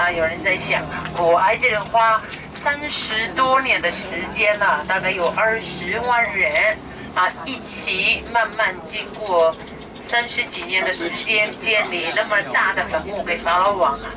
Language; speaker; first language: Chinese; non-native, fluent; Arabic